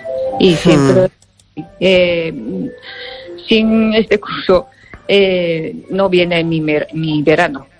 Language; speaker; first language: Spanish; non-native, fluent; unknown